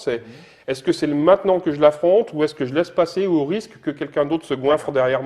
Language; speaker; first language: French; native; French